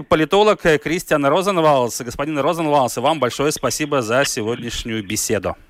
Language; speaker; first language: Russian; native; Russian